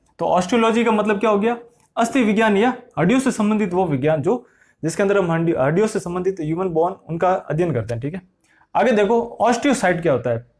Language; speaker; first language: Hindi; native; Hindi